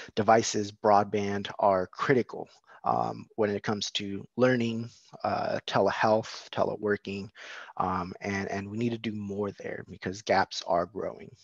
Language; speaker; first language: English; native; English